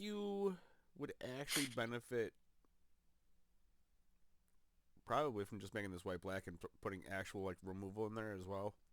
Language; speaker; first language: English; native; English